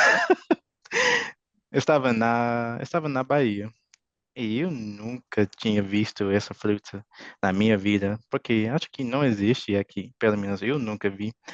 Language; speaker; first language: Portuguese; non-native, fluent; English